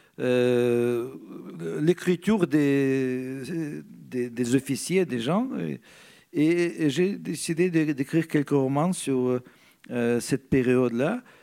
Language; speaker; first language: French; non-native, fluent; Russian